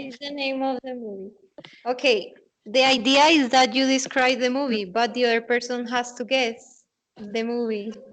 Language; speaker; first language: English; non-native, fluent; Spanish